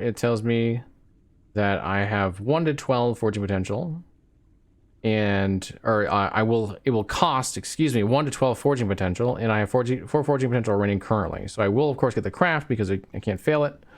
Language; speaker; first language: English; native; English